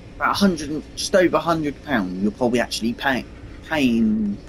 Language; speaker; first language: English; native; English